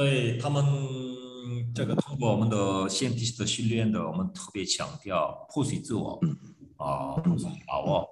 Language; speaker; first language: Chinese; non-native, fluent; Korean